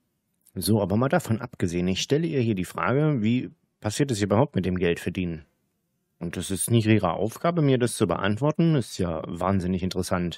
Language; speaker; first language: German; native; German